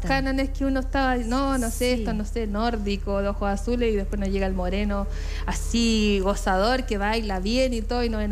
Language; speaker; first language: Spanish; native; Spanish